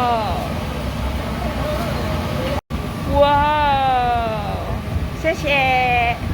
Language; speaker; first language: Chinese; non-native, learner; Indonesian